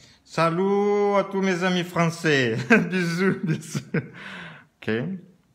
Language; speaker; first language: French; non-native, learner; Portuguese